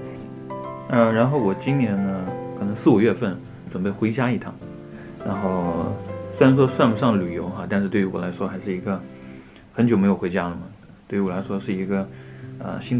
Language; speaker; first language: Chinese; native; Chinese